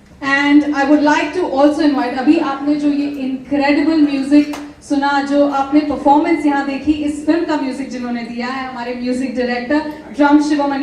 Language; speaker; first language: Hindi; native; Hindi